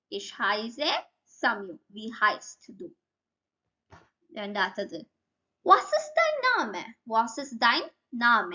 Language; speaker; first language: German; non-native, learner; Malayalam